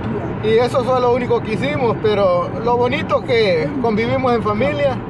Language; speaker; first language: Spanish; native; Spanish